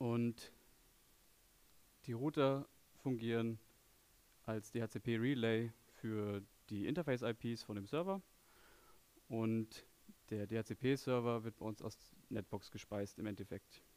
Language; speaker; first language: German; native; German